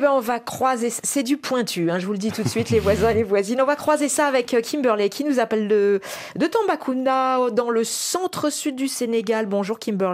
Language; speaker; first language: French; native; French